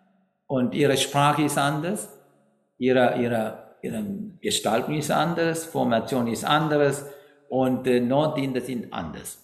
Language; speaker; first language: German; non-native, fluent; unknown